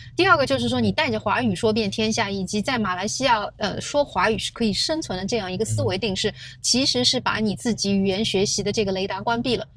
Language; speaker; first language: Chinese; native; Chinese